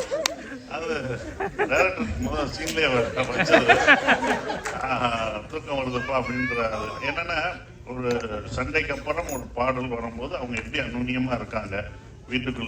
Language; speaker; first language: Tamil; native; Tamil